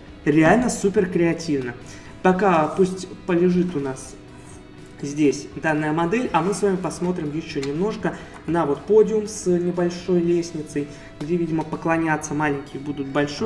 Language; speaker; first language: Russian; native; Russian